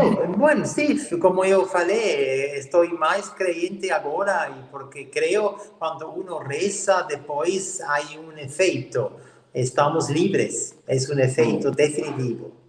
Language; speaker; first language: Spanish; non-native, fluent; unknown